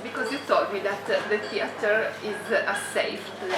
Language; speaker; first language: English; non-native, fluent; Italian